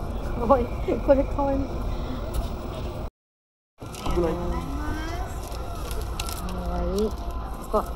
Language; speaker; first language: Japanese; non-native, learner; Filipino